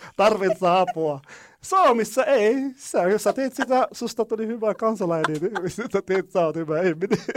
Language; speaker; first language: Finnish; non-native, learner; Arabic